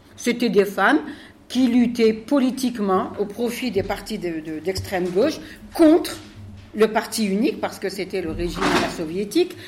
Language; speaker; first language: French; non-native, local second language; Arabic